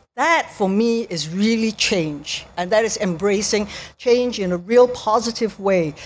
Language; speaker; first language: English; native; English